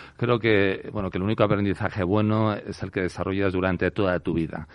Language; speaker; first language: Spanish; native; Spanish